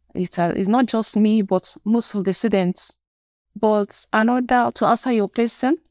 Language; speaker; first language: English; non-native, local second language; Igbo